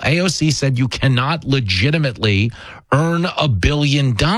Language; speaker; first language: English; native; English